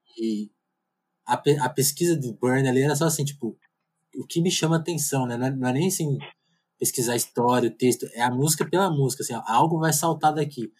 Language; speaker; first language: Portuguese; native; Portuguese